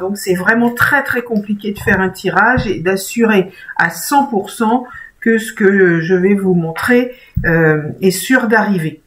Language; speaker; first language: French; native; French